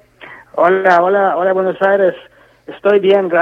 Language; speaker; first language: Spanish; non-native, fluent; Ukrainian